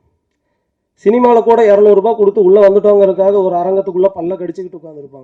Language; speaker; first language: Tamil; native; Tamil